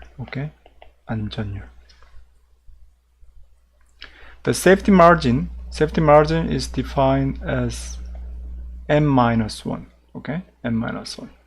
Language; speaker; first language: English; non-native, fluent; Korean